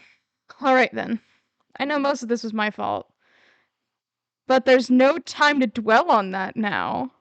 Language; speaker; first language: English; native; English